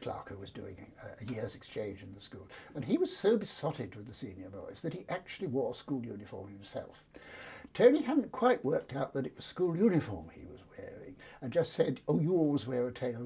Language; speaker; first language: English; native; English